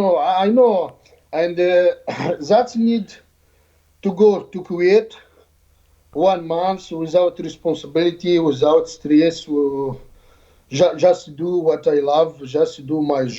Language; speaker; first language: English; non-native, learner; Arabic